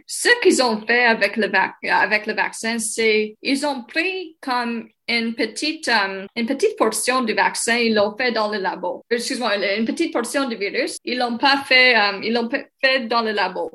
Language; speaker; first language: French; non-native, local second language; English